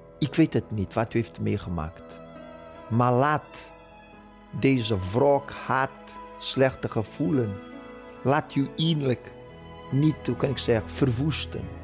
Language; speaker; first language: Dutch; non-native, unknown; Portuguese